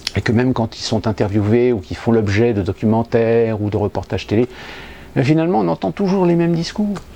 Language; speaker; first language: French; native; French